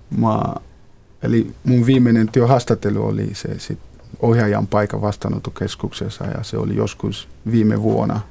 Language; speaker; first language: Finnish; non-native, fluent; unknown